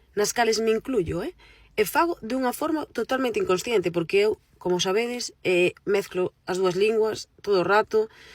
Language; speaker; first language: Galician; native; Galician